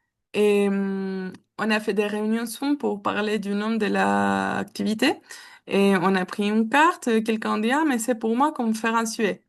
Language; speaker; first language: French; non-native, learner; Spanish